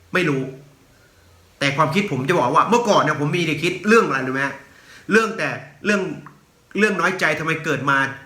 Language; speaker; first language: Thai; native; Thai